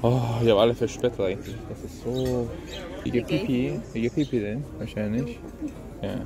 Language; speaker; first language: German; non-native, learner; Korean